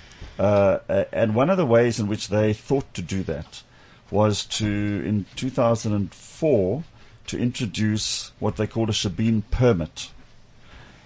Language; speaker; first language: English; native; English